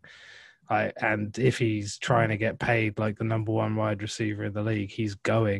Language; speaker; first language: English; native; English